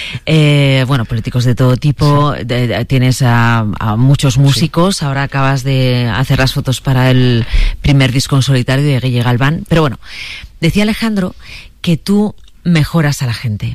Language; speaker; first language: Spanish; native; Spanish